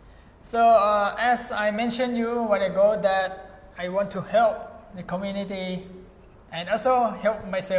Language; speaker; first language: English; non-native, fluent; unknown